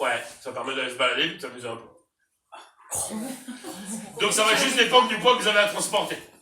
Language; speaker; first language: French; native; French